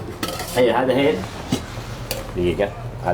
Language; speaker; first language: Arabic; non-native, learner; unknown